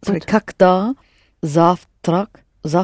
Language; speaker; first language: Russian; non-native, learner; English